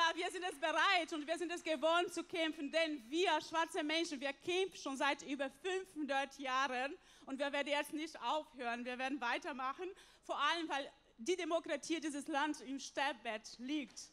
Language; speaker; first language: German; non-native, fluent; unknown